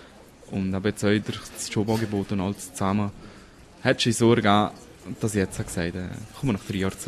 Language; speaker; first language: German; native; German